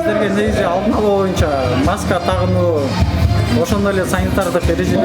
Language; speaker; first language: Kyrgyz; native; Kyrgyz